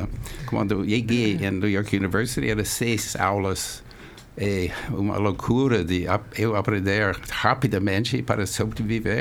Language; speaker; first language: Portuguese; non-native, fluent; English